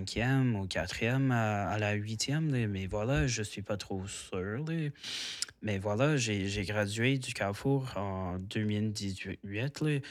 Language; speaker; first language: French; non-native, local second language; English